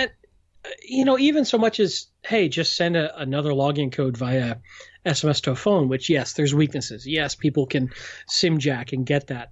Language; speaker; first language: English; native; English